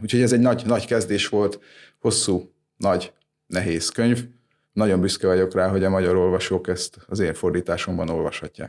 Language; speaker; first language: Hungarian; native; Hungarian